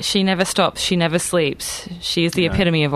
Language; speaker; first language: English; native; English